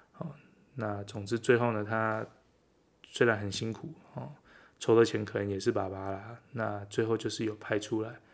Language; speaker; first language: Chinese; native; Chinese